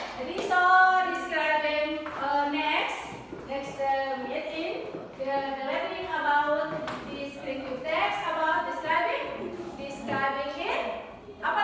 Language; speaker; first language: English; non-native, learner; Indonesian